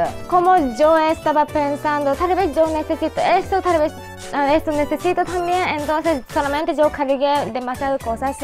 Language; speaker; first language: Spanish; non-native, learner; Japanese